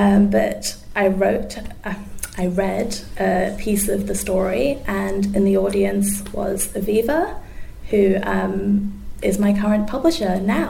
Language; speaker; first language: English; native; English